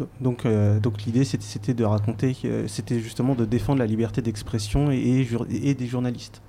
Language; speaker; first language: French; native; French